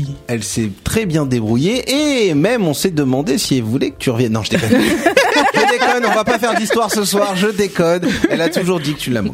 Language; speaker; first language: French; native; French